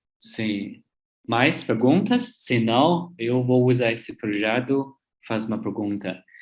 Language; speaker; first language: Portuguese; non-native, learner; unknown